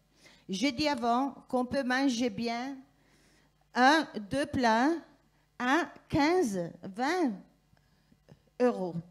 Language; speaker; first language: French; non-native, fluent; Italian